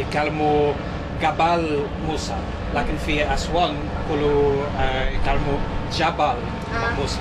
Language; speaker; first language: Arabic; non-native, learner; English